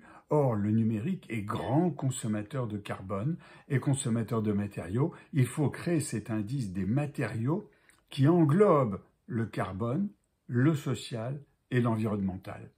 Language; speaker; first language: French; native; French